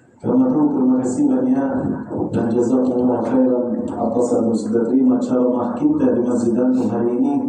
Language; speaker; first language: Malay; non-native, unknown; Arabic